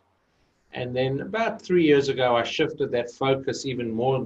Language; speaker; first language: English; native; English